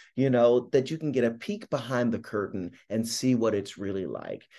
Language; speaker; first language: English; native; English